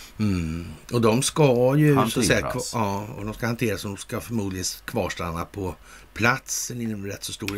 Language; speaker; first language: Swedish; native; Swedish